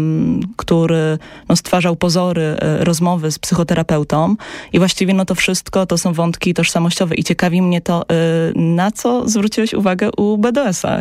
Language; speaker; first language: Polish; native; Polish